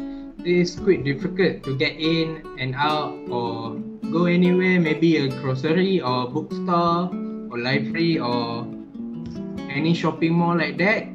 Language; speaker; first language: English; non-native, learner; Malay